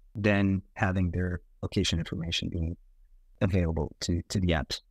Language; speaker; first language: English; non-native, fluent; Portuguese